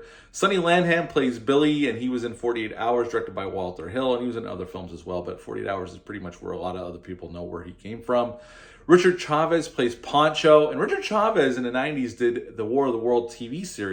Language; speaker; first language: English; native; English